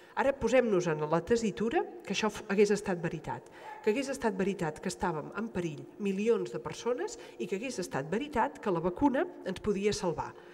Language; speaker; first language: Catalan; native; Catalan